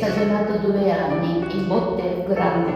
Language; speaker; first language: Italian; non-native, fluent; Japanese